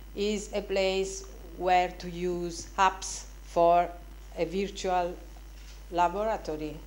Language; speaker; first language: English; non-native, fluent; Italian